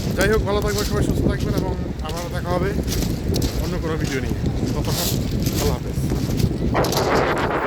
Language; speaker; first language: Bangla; native; Bangla